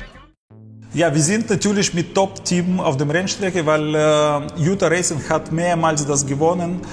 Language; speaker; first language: German; non-native, learner; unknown